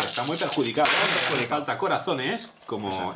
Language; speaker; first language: Spanish; native; Spanish